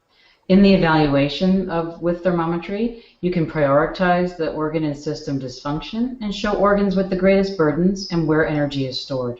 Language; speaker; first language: English; native; English